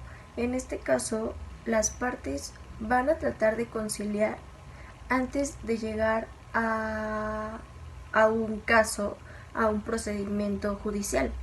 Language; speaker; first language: Spanish; native; Spanish